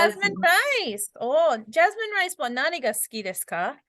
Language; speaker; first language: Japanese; non-native, fluent; English